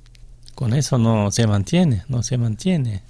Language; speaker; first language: Spanish; non-native, fluent; Korean